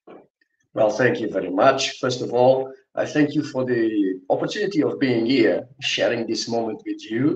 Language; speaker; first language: English; non-native, fluent; Portuguese